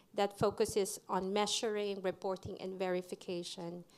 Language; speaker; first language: English; non-native, local second language; Filipino